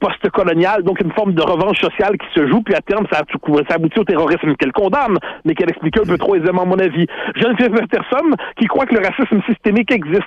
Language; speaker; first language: French; native; French